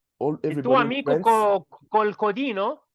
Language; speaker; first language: Italian; non-native, learner; Portuguese